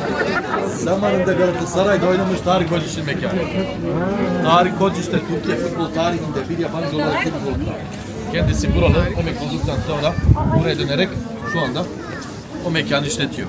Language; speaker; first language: Turkish; native; Turkish